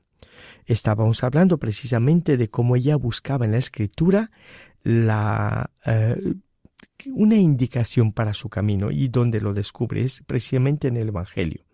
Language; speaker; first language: Spanish; native; Spanish